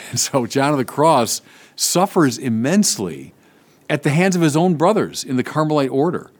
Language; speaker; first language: English; native; English